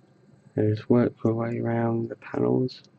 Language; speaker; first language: English; native; English